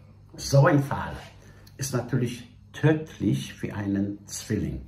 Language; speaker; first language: German; non-native, fluent; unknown